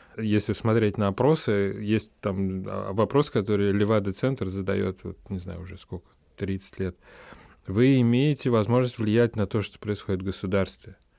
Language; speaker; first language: Russian; native; Russian